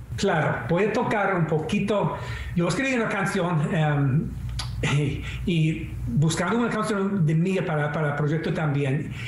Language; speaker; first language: Spanish; non-native, fluent; English